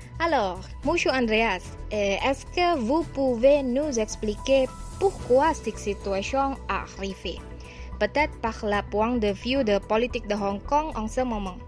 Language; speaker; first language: French; non-native, learner; Cantonese